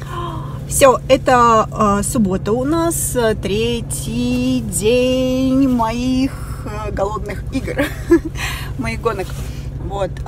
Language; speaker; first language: Russian; native; Russian